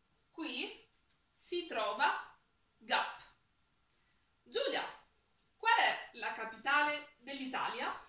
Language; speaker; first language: Italian; non-native, learner; French